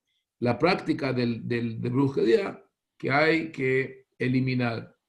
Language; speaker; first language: Spanish; non-native, fluent; Hebrew